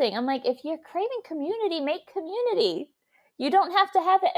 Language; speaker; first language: English; native; English